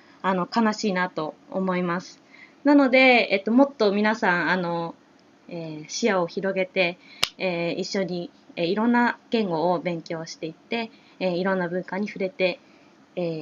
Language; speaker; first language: Japanese; native; Japanese